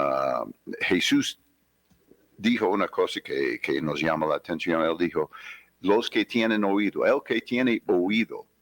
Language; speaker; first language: Spanish; non-native, fluent; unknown